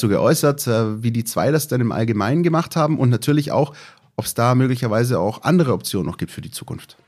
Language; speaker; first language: German; native; German